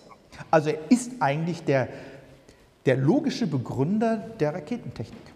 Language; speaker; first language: German; native; German